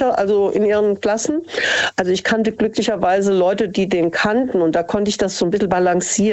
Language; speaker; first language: German; native; German